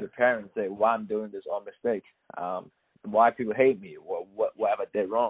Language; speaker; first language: English; non-native, local second language; Cantonese